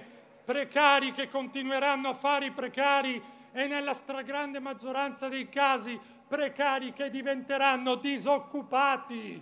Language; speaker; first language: Italian; native; Italian